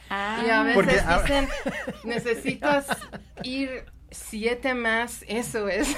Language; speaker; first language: Spanish; non-native, learner; Persian